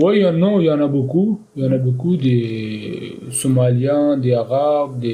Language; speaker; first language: French; non-native, learner; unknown